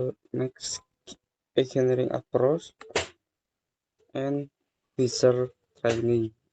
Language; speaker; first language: English; non-native, learner; Indonesian